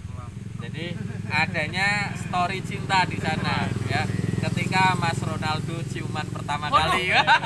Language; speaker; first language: Indonesian; native; Indonesian